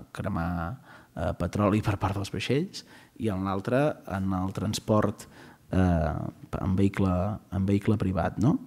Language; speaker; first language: Catalan; native; Catalan